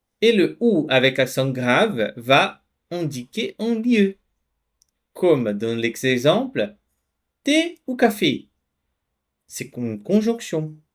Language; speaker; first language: French; non-native, fluent; Portuguese